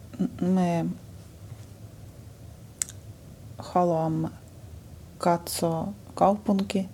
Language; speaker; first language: Finnish; non-native, learner; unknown